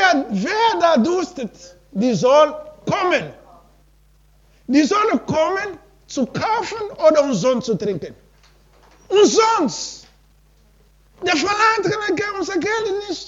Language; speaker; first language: German; non-native, learner; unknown